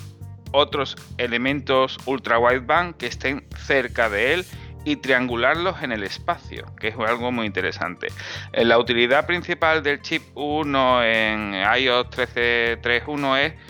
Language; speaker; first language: Spanish; native; Spanish